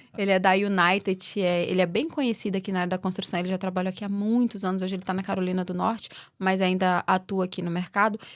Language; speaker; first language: Portuguese; native; Portuguese